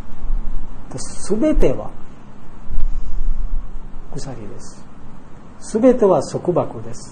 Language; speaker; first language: Japanese; non-native, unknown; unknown